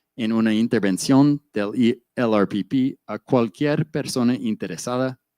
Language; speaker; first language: Spanish; non-native, fluent; English